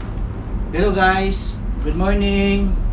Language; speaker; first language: English; non-native, local second language; Filipino